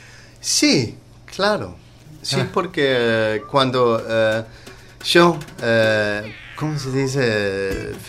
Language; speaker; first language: Spanish; non-native, learner; Danish